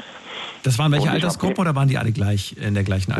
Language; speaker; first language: German; native; German